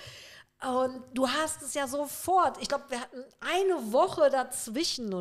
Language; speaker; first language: German; native; German